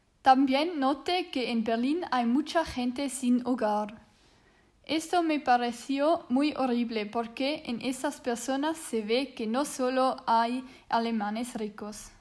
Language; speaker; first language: Spanish; non-native, learner; Swiss German